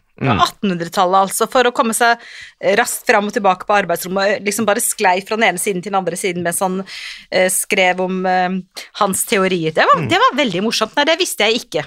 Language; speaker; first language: Norwegian; native; Norwegian